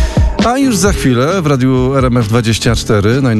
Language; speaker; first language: Polish; native; Polish